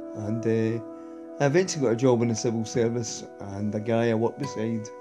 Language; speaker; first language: English; native; English